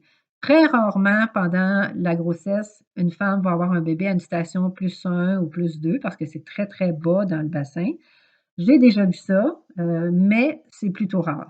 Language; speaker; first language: French; native; French